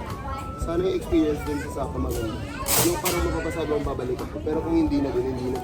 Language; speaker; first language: Filipino; native; Filipino